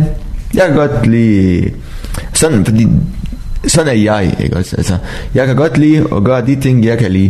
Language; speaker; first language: Danish; non-native, learner; Arabic